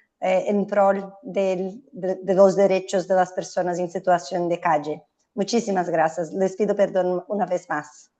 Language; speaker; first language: Spanish; non-native, fluent; Portuguese